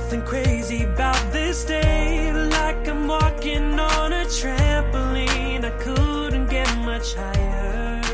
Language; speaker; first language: English; native; English